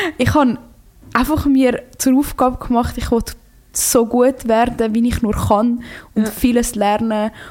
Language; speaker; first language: German; early bilingual, other home language; Croatian